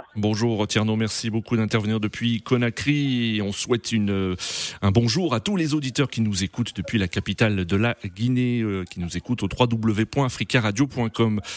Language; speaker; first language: French; native; French